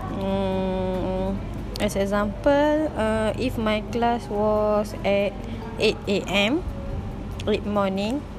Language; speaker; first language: English; non-native, learner; Malay